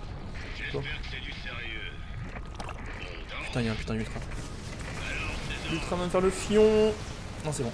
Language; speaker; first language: French; native; French